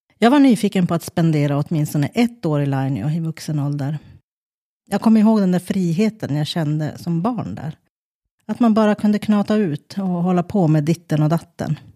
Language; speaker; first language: Swedish; native; Swedish